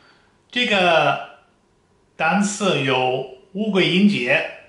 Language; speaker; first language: Chinese; non-native, fluent; Dutch